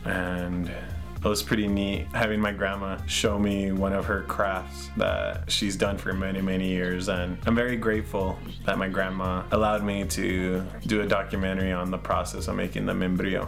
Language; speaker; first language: English; early bilingual, other home language; Spanish